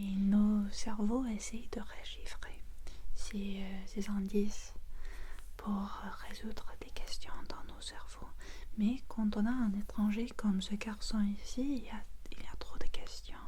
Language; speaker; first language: French; non-native, fluent; English